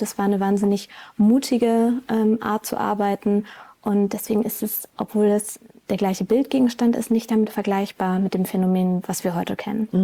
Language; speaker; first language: German; native; German